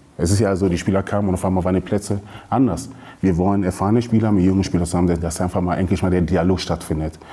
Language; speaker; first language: German; early bilingual, other home language; Akan